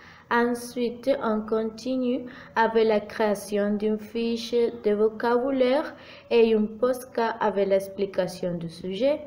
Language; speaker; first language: French; non-native, fluent; Spanish